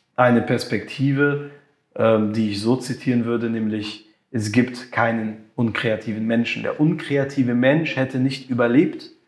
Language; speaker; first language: German; non-native, local second language; French